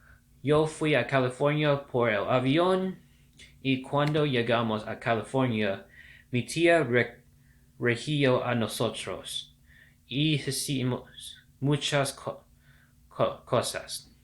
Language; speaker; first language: Spanish; non-native, learner; English